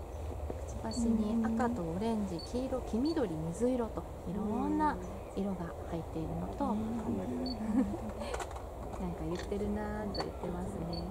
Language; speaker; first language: Japanese; native; Japanese